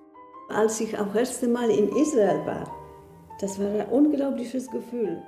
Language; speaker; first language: German; non-native, fluent; Polish